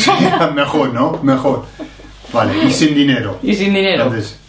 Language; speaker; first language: Spanish; non-native, fluent; English